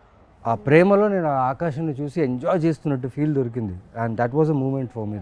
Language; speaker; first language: Telugu; native; Telugu